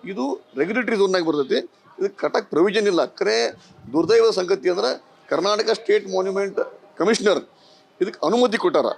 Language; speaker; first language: Kannada; native; Kannada